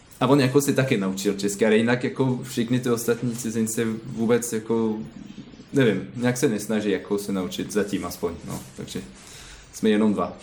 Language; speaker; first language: Czech; non-native, learner; French